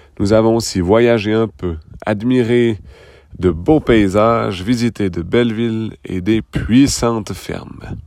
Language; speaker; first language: French; native; French